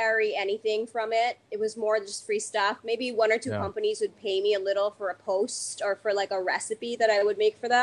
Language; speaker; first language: English; non-native, local second language; Filipino